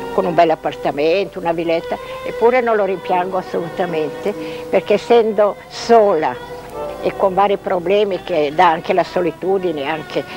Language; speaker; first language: Italian; non-native, fluent; Hungarian